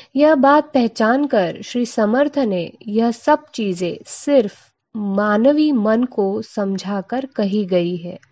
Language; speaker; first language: Hindi; non-native, local second language; Marathi